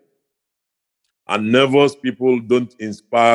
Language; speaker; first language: English; non-native, local second language; Ibibio